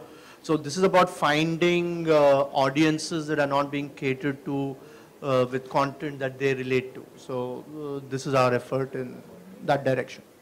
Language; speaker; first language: English; non-native, local second language; Hindi